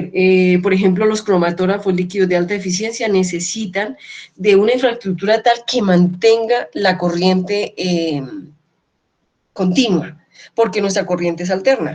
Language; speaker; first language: Spanish; native; Spanish